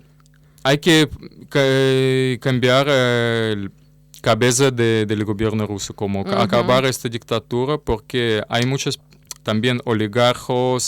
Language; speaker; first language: Spanish; non-native, learner; Russian